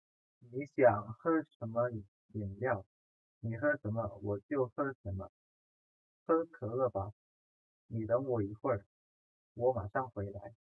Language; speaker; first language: Chinese; non-native, fluent; Indonesian